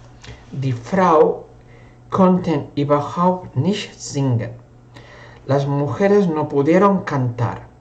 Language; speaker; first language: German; non-native, fluent; Spanish